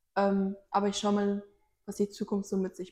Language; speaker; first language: German; native; German